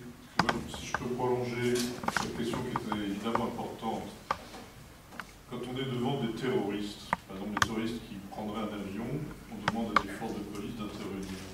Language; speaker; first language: French; native; French